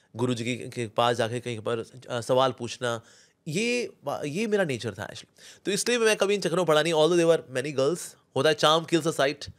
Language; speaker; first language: Hindi; native; Hindi